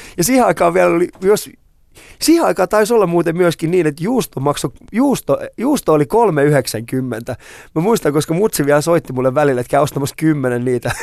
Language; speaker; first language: Finnish; early bilingual, other home language; Persian